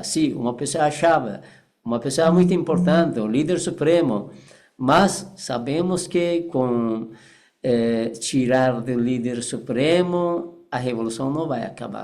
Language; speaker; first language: Portuguese; non-native, fluent; Persian